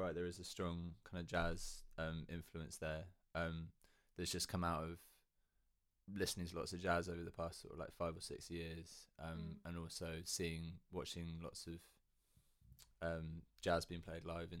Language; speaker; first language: English; native; English